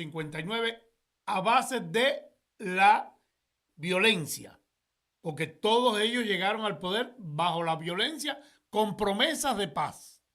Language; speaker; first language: Spanish; native; Spanish